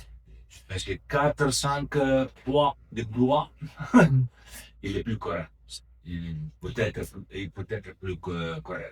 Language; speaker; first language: French; non-native, learner; Italian